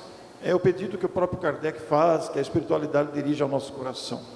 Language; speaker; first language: Portuguese; native; Portuguese